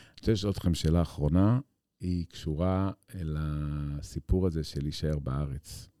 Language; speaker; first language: Hebrew; native; Hebrew